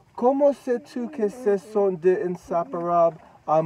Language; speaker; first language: French; non-native, learner; English